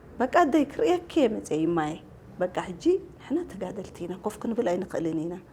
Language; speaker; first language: Tigrinya; non-native, local second language; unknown